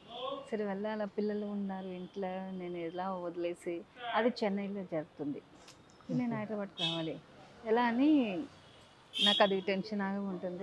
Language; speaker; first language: Telugu; non-native, local second language; Tamil